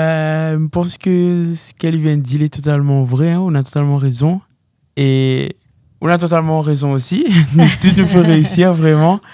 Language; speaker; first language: French; non-native, local second language; Réunion Creole French